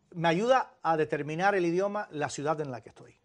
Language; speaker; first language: Spanish; early bilingual, heritage; Spanish